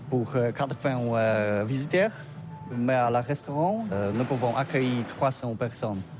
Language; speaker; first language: French; non-native, learner; Polish